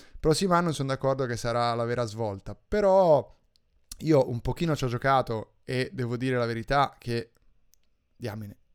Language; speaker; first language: Italian; native; Italian